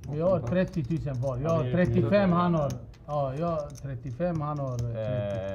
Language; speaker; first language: Swedish; native; Swedish